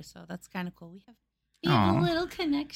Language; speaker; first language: English; native; English